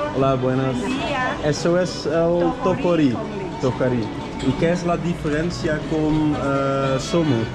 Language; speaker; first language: Spanish; non-native, learner; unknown